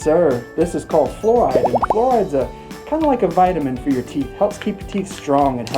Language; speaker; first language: English; native; English